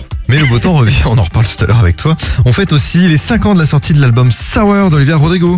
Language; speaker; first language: French; native; French